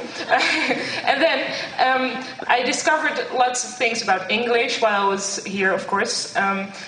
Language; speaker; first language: English; non-native, fluent; Dutch